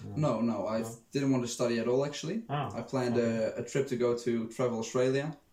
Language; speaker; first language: English; non-native, fluent; Dutch